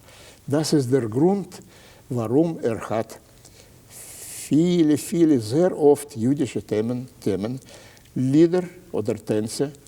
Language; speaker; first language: German; non-native, fluent; Russian